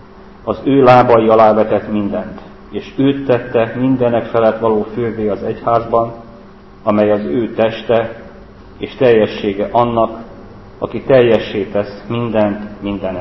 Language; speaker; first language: Hungarian; native; Hungarian